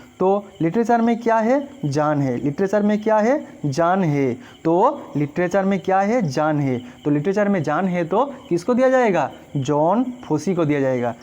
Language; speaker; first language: Hindi; non-native, local second language; Bangla